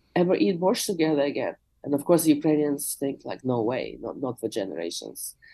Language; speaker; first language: English; non-native, fluent; Russian